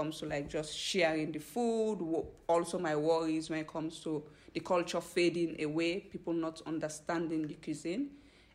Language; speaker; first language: English; non-native, local second language; Fula